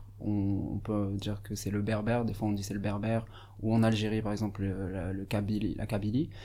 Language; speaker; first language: French; non-native, local second language; Arabic